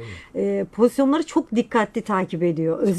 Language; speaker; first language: Turkish; native; Turkish